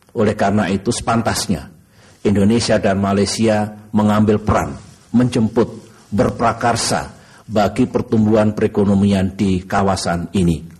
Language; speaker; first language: Indonesian; native; Indonesian